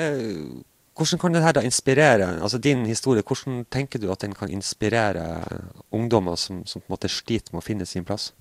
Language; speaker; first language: Norwegian; native; Norwegian